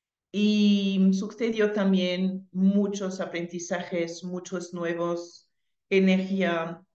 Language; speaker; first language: Spanish; non-native, fluent; French